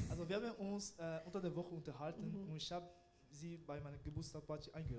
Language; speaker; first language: German; non-native, learner; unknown